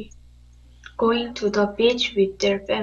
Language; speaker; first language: English; non-native, learner; Korean